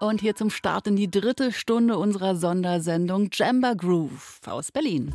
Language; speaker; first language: German; native; German